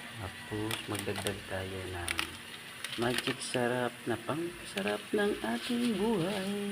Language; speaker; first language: Filipino; non-native, local second language; Cebuano